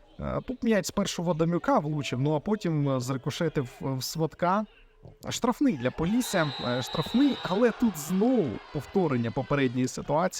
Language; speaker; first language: Ukrainian; native; Ukrainian